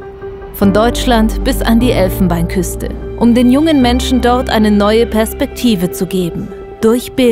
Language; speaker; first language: German; native; German